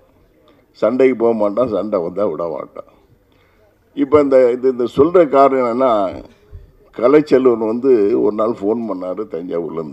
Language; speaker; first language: Tamil; native; Tamil